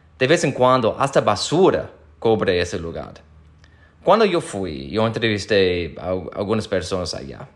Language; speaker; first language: Spanish; non-native, fluent; English